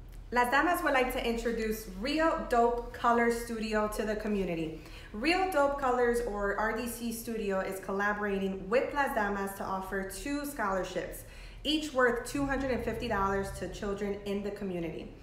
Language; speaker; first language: English; early bilingual, other home language; Spanish